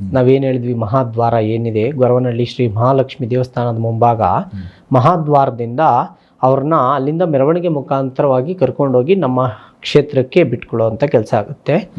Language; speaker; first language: Kannada; native; Kannada